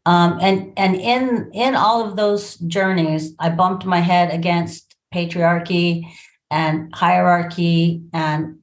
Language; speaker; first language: English; native; English